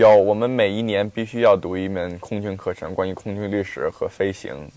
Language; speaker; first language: Chinese; early bilingual, heritage; Chinese